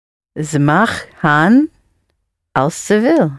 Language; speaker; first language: Dutch; non-native, learner; English